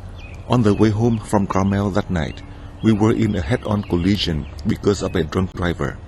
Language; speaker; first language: English; non-native, fluent; Vietnamese